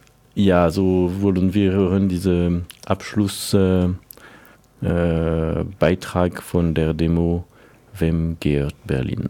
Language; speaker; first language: German; non-native, fluent; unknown